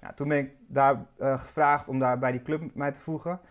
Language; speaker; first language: Dutch; native; Dutch